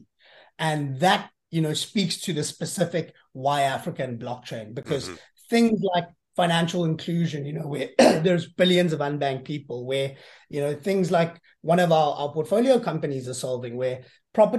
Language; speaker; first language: English; native; English